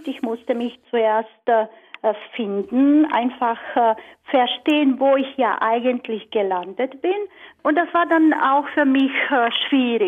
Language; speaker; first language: German; non-native, fluent; Croatian